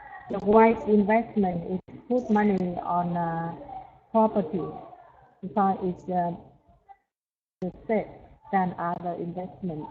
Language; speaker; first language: English; non-native, learner; Vietnamese